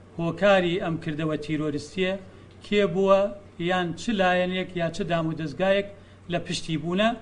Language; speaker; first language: Central Kurdish; native; Central Kurdish